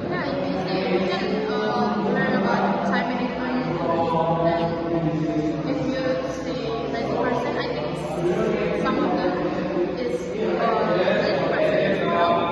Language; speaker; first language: English; non-native, learner; Indonesian